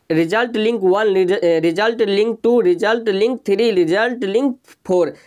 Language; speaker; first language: Hindi; native; Hindi